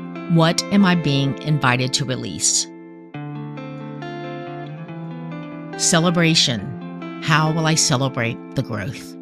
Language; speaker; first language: English; native; English